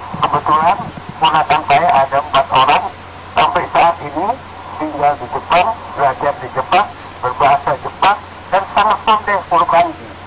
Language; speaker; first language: Indonesian; native; Indonesian